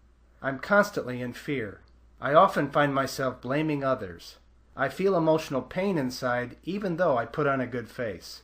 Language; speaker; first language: English; native; English